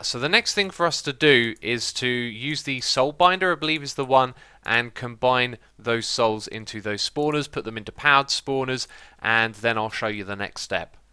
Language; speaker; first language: English; native; English